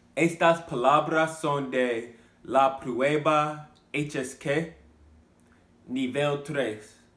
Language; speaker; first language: Spanish; non-native, learner; English